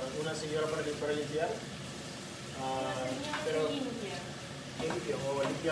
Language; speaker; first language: Spanish; non-native, learner; Russian